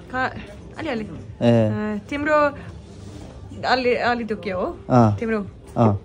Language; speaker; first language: Nepali; non-native, learner; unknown